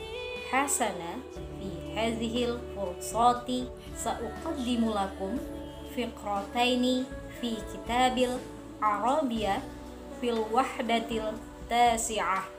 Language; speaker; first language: Arabic; non-native, learner; Indonesian